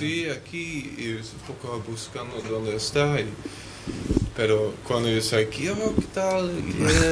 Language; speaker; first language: Spanish; non-native, learner; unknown